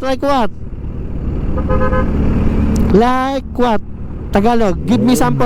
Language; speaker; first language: English; non-native, learner; Filipino